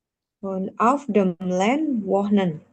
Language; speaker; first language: German; non-native, learner; Indonesian